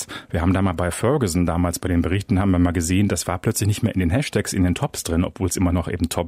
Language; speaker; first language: German; native; German